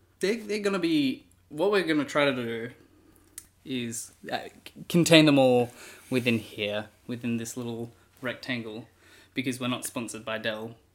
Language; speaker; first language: English; native; English